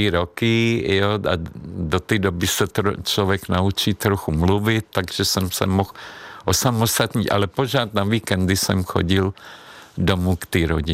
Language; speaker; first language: Czech; non-native, fluent; Hungarian